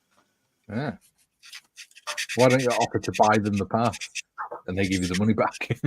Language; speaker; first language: English; native; English